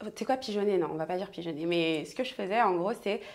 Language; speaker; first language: French; native; French